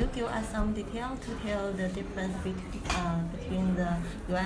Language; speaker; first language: English; non-native, learner; Chinese